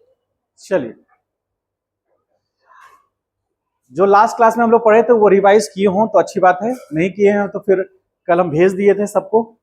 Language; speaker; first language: Hindi; native; Hindi